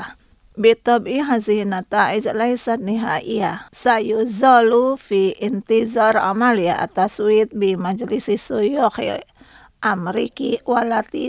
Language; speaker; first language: Arabic; non-native, fluent; Indonesian